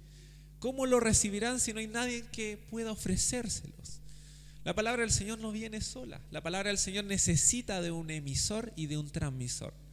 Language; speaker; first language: Spanish; native; Spanish